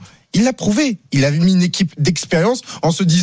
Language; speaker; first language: French; native; French